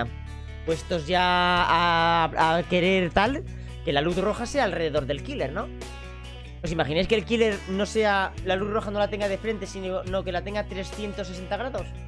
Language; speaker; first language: Spanish; native; Spanish